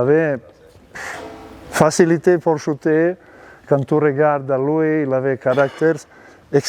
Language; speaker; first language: French; non-native, learner; Serbian